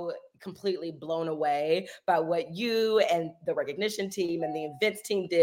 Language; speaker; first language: English; native; English